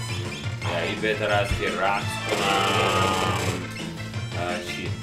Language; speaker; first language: Persian; non-native, learner; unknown